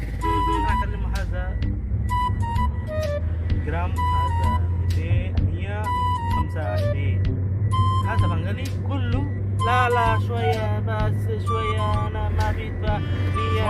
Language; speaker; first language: Arabic; non-native, learner; Bangla